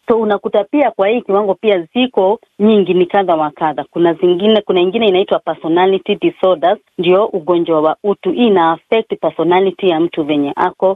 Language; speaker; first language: Swahili; non-native, local second language; Kikuyu